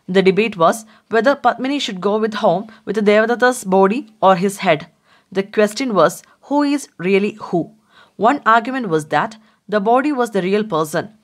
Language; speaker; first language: English; non-native, local second language; Malayalam